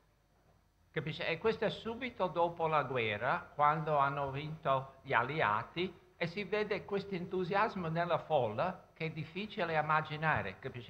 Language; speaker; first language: Italian; non-native, fluent; English